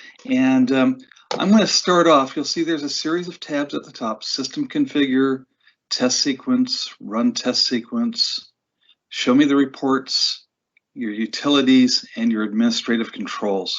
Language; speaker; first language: English; native; English